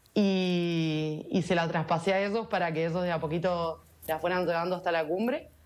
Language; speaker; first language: Spanish; native; Spanish